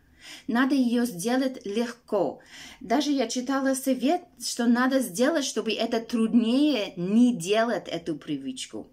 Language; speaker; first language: Russian; non-native, fluent; English